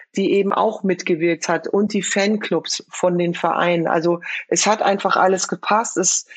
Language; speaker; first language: German; native; German